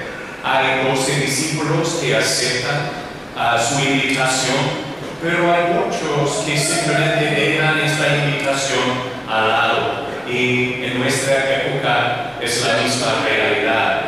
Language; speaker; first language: Spanish; non-native, learner; English